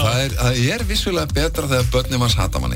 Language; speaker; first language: Icelandic; native; Icelandic